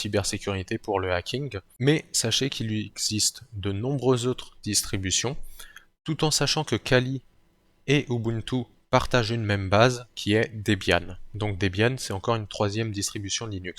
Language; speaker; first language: French; native; French